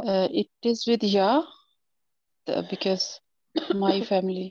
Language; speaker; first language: English; non-native, learner; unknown